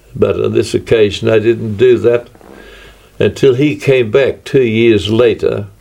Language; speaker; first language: English; native; English